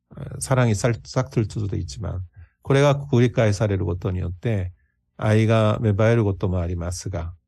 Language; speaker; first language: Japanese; non-native, fluent; Korean